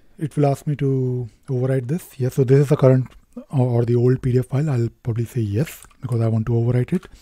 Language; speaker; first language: English; non-native, local second language; Hindi